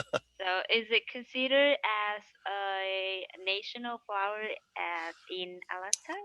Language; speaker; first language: English; non-native, learner; Vietnamese